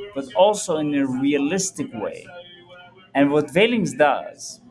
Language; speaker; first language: English; early bilingual, heritage; Dutch